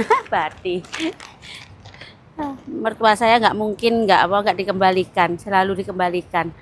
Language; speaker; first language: Indonesian; non-native, local second language; Javanese